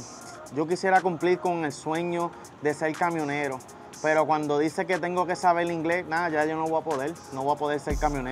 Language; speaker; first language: Spanish; native; Spanish